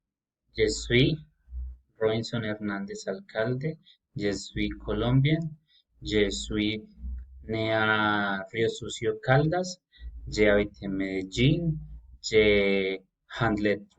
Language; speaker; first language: French; non-native, learner; Spanish